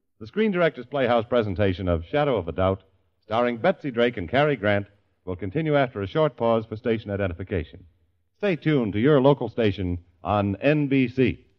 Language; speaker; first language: English; native; English